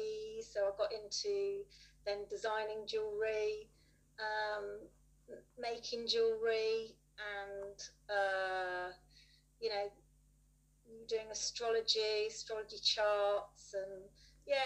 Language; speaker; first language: English; native; English